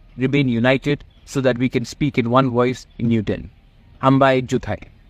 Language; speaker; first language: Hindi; non-native, local second language; Kok Borok